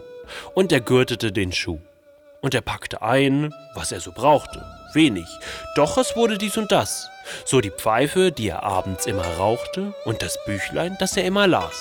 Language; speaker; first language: German; native; German